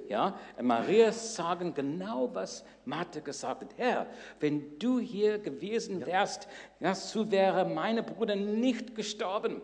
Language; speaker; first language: German; non-native, learner; English